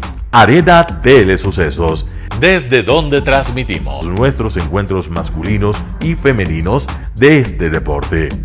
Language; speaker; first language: Spanish; native; Spanish